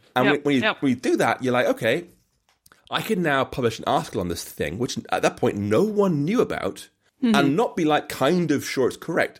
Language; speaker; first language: English; native; English